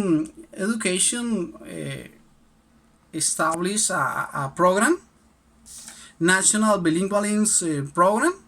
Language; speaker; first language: English; non-native, learner; Spanish